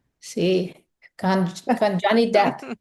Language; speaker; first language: Spanish; non-native, learner; English